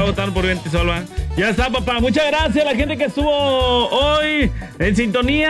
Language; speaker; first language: Spanish; native; Spanish